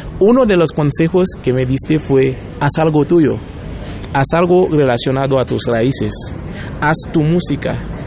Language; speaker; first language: Spanish; non-native, fluent; Haitian Creole